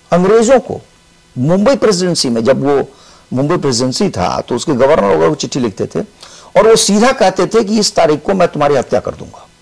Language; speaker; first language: Hindi; native; Hindi